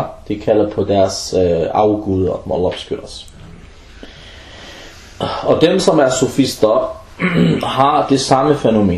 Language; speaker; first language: Danish; early bilingual, other home language; Arabic